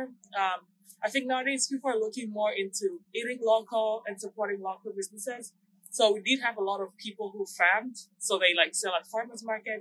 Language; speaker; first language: English; non-native, local second language; Swahili